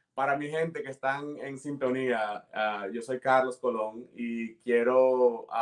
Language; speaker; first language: Spanish; early bilingual, heritage; Spanish